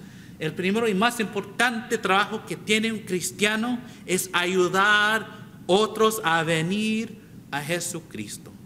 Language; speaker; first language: Spanish; non-native, fluent; English